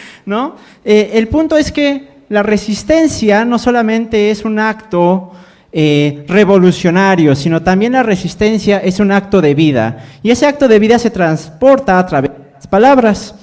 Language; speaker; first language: Spanish; native; Spanish